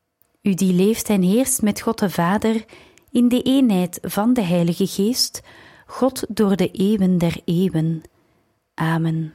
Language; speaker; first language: Dutch; native; Dutch